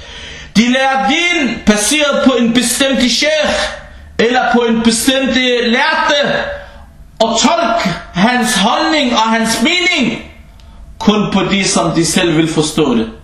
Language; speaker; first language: Danish; non-native, fluent; Arabic